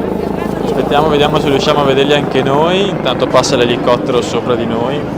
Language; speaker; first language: Italian; native; Italian